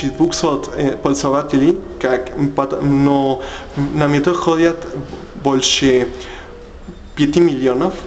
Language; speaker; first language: Russian; non-native, learner; Spanish